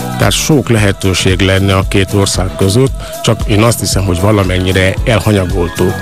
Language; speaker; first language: Hungarian; non-native, fluent; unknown